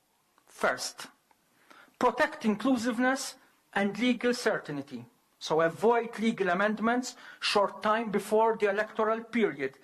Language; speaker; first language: English; non-native, local second language; Maltese